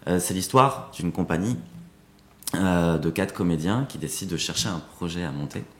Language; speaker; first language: French; native; French